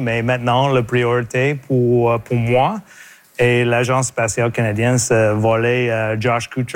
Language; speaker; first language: French; non-native, local second language; English